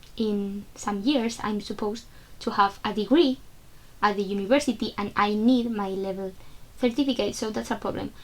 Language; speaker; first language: English; non-native, fluent; Spanish